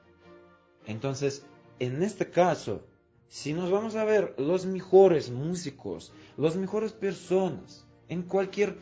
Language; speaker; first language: Spanish; non-native, fluent; Russian